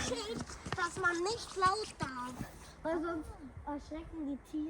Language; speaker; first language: German; native; German